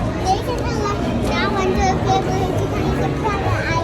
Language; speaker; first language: Chinese; early bilingual, heritage; Chinese